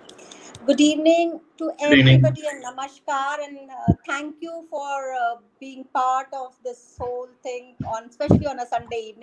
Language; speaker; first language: English; non-native, local second language; Hindi